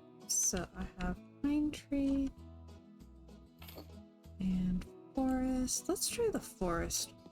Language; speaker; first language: English; native; English